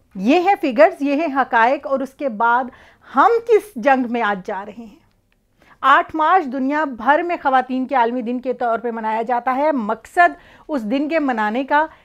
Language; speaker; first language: Urdu; native; Urdu